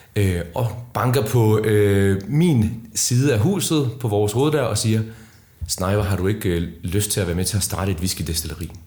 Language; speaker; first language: Danish; early bilingual, other home language; Icelandic